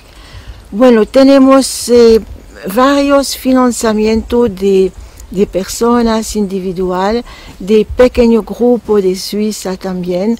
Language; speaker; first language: Spanish; non-native, fluent; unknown